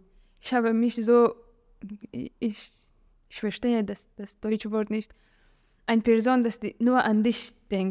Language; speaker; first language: German; non-native, learner; Persian